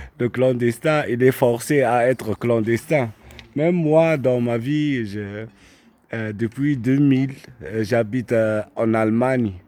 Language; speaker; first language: French; non-native, local second language; Arabic